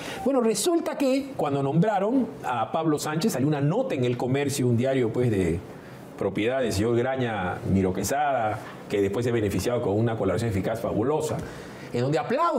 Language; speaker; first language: Spanish; native; Spanish